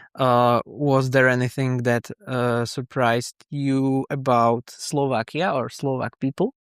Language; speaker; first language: English; non-native, learner; Slovak